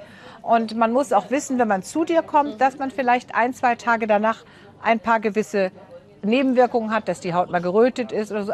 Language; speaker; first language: German; native; German